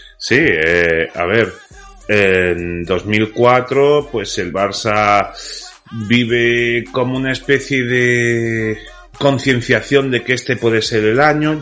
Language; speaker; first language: Spanish; native; Spanish